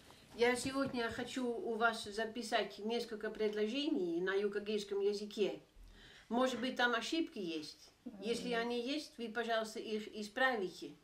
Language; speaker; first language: Russian; non-native, fluent; Dutch